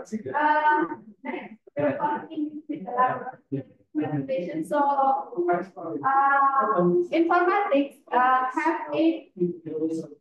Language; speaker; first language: English; non-native, fluent; Indonesian